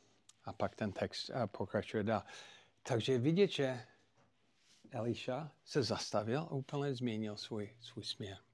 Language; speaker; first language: Czech; non-native, fluent; English